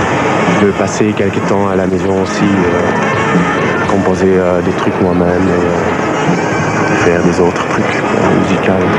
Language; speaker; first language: French; non-native, local second language; Dutch